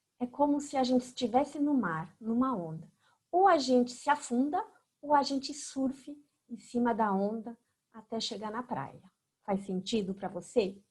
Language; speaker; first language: Portuguese; non-native, fluent; French